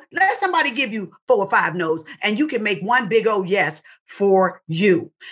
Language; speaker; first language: English; native; English